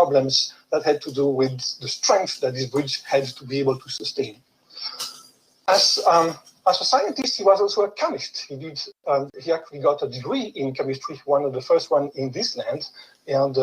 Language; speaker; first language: English; non-native, fluent; French